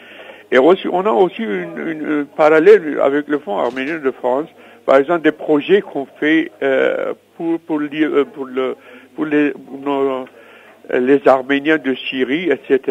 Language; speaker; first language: French; non-native, learner; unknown